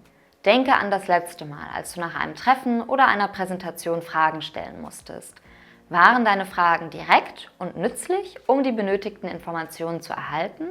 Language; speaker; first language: German; native; German